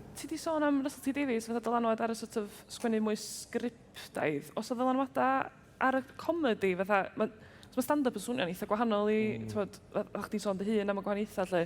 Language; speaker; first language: Welsh; native; Welsh